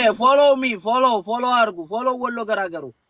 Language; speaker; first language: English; non-native, learner; Amharic